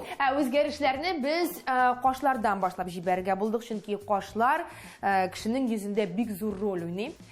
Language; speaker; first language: Tatar; native; Tatar